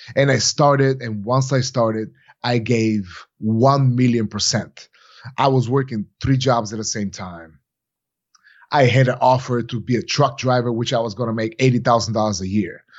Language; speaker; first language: English; non-native, fluent; Bulgarian